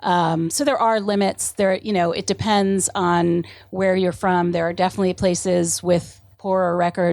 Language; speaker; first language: English; native; English